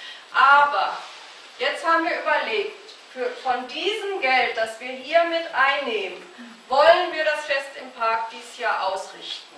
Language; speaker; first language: German; native; German